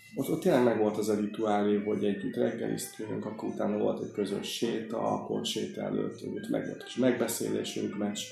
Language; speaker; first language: Hungarian; native; Hungarian